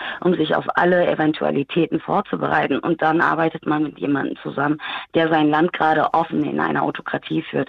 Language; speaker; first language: German; early bilingual, other home language; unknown